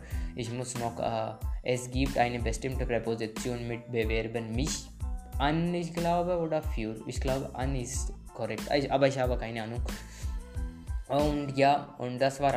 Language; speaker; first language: German; non-native, learner; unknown